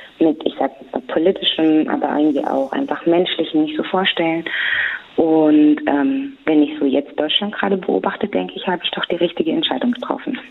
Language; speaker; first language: German; non-native, fluent; Swahili